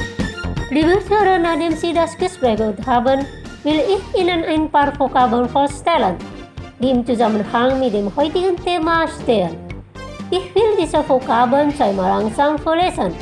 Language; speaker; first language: German; non-native, fluent; Indonesian